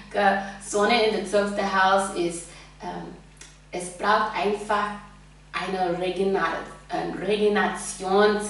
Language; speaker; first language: German; non-native, fluent; English